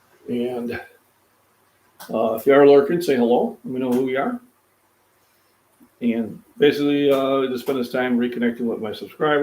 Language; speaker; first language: English; native; English